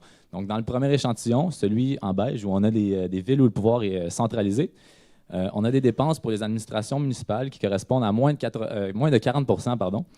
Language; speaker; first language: French; native; French